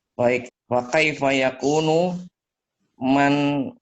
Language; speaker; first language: Arabic; non-native, learner; Indonesian